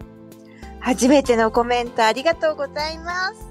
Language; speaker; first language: Japanese; native; Japanese